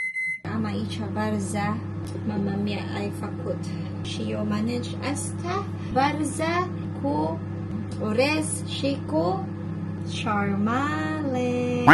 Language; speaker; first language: Romanian; non-native, learner; Filipino